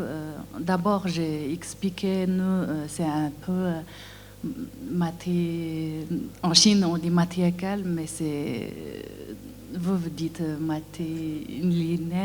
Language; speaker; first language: French; non-native, learner; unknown